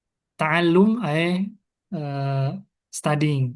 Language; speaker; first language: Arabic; non-native, fluent; Indonesian